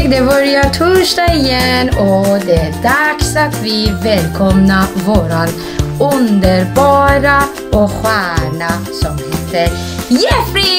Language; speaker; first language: Swedish; non-native, fluent; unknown